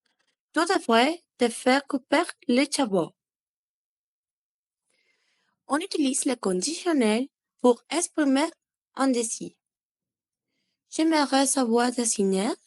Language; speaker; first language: French; non-native, learner; Spanish